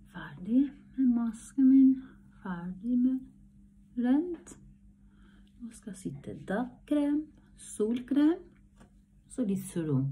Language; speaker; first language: Swedish; non-native, learner; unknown